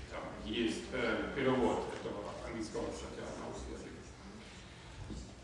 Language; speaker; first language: Russian; non-native, fluent; German